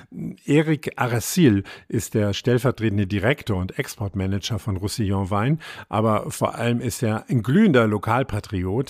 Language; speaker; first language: German; native; German